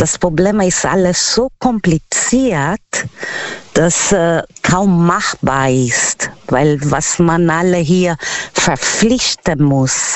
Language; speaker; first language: German; non-native, learner; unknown